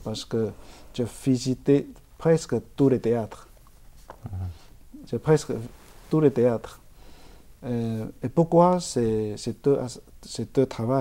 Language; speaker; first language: French; non-native, fluent; Chinese